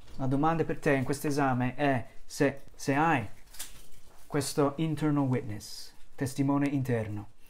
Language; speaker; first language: Italian; non-native, fluent; English